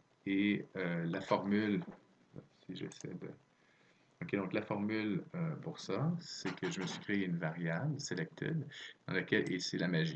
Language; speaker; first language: French; native; French